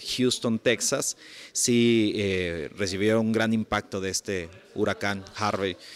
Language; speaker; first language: Spanish; native; Spanish